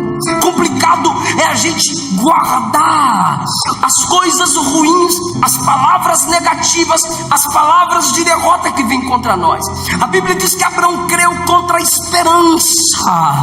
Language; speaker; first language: Portuguese; native; Portuguese